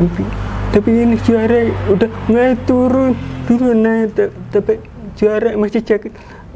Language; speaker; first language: Indonesian; non-native, local second language; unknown